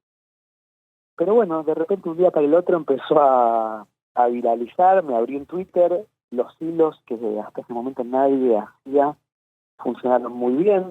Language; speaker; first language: Spanish; native; Spanish